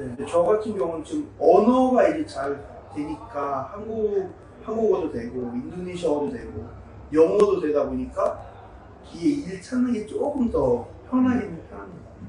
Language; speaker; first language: Korean; early bilingual, heritage; Korean